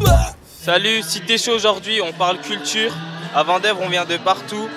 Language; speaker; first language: French; native; French